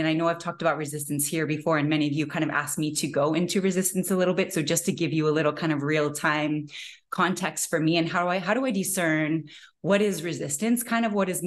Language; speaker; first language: English; native; English